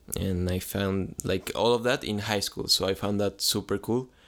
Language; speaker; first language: English; non-native, fluent; Spanish